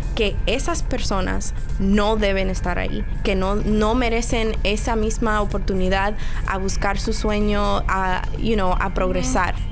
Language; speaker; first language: Spanish; early bilingual, heritage; Spanish